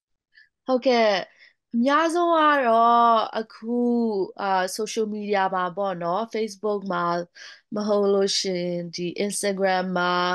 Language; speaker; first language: Burmese; non-native, local second language; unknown